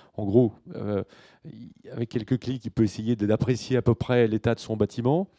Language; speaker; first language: French; native; French